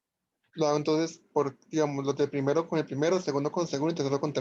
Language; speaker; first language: Spanish; native; Spanish